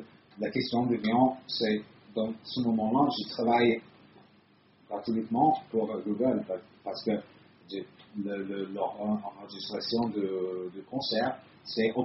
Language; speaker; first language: French; non-native, fluent; Italian